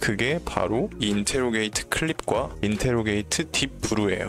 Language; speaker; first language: Korean; native; Korean